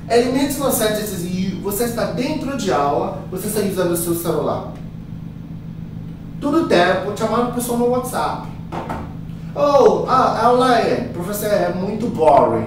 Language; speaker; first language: Portuguese; non-native, fluent; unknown